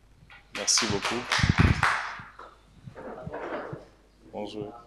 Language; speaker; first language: French; non-native, local second language; Swahili